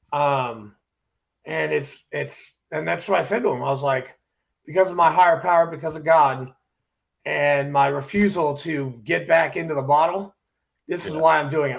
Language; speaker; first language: English; native; English